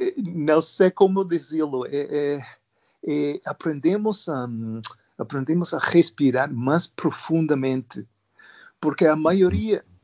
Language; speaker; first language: Portuguese; non-native, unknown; English